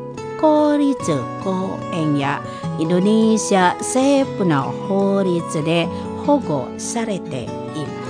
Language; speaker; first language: Japanese; non-native, fluent; Indonesian